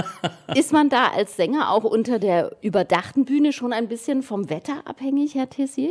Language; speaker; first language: German; native; German